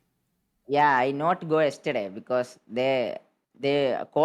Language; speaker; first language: English; non-native, learner; Malayalam